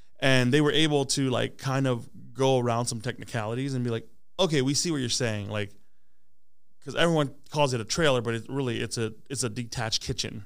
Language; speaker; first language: English; early bilingual, other home language; Hmong